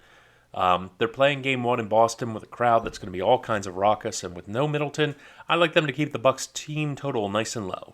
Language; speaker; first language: English; native; English